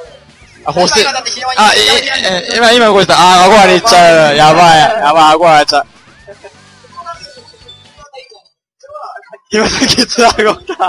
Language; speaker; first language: Japanese; native; Japanese